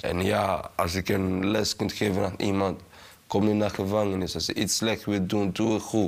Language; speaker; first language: Dutch; early bilingual, other home language; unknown